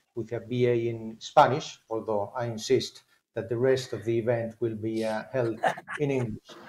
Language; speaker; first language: English; non-native, fluent; Spanish